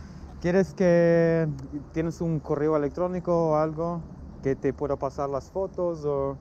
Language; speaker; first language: Spanish; non-native, local second language; English